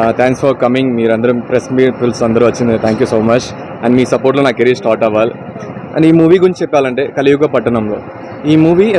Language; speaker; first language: Telugu; non-native, fluent; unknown